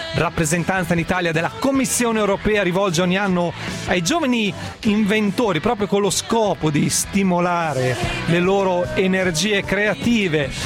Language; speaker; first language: Italian; native; Italian